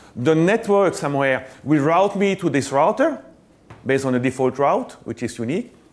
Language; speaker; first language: English; non-native, fluent; French